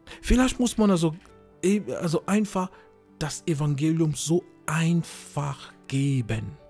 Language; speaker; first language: German; non-native, fluent; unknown